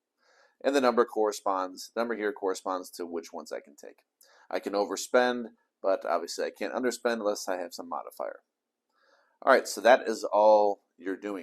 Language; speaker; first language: English; native; English